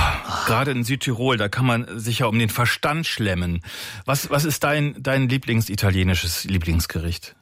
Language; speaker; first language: German; native; German